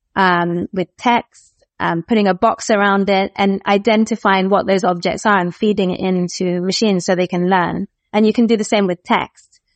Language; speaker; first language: English; native; English